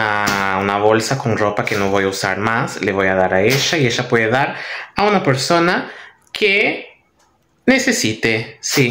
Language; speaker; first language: Spanish; non-native, fluent; Portuguese